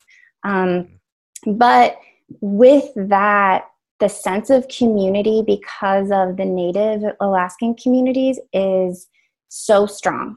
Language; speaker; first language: English; native; English